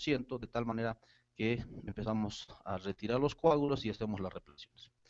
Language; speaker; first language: Spanish; native; Spanish